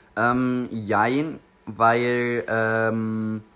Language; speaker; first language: German; native; German